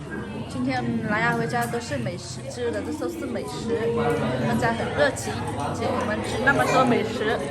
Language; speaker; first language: Chinese; non-native, fluent; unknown